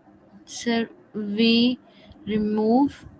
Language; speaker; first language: English; non-native, learner; Urdu